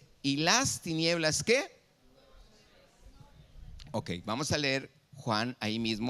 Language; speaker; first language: Spanish; native; Spanish